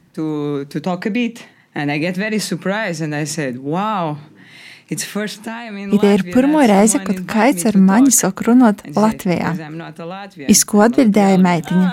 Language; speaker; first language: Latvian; non-native, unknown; Portuguese